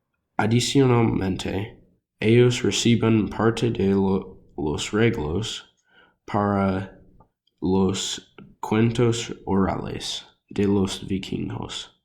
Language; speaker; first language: Spanish; non-native, learner; English